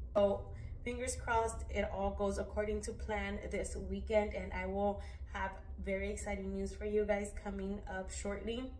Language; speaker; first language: English; early bilingual, other home language; Spanish